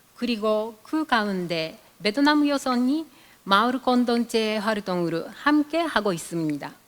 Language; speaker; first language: Korean; non-native, fluent; Japanese